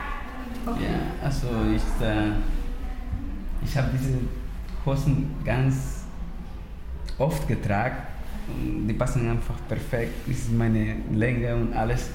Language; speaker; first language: German; non-native, learner; Spanish